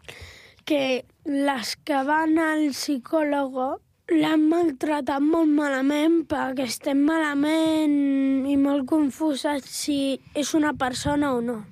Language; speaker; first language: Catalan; non-native, local second language; Spanish